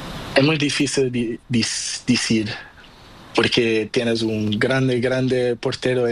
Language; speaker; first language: Spanish; non-native, learner; Portuguese